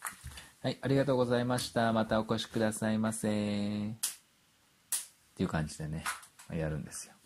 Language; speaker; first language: Japanese; native; Japanese